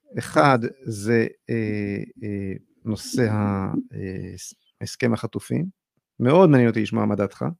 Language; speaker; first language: Hebrew; native; Hebrew